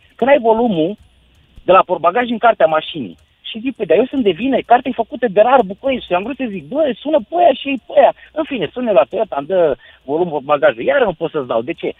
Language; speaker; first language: Romanian; native; Romanian